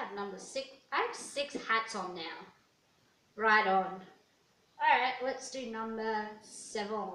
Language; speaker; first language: English; native; English